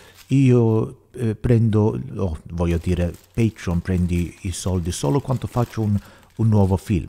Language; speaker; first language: Italian; non-native, learner; English